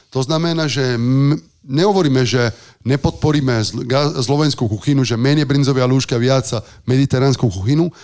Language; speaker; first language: Slovak; non-native, fluent; Italian